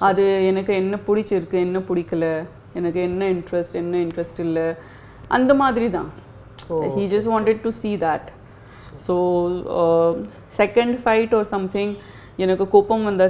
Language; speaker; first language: Tamil; non-native, fluent; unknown